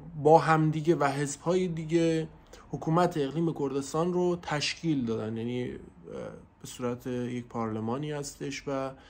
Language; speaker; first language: Persian; non-native, local second language; Central Kurdish